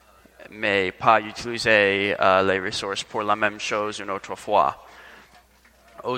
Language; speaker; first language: French; non-native, learner; English